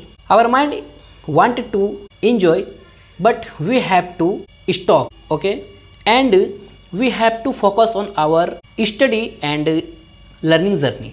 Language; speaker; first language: English; non-native, learner; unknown